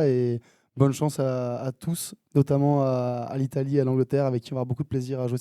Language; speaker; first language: French; native; French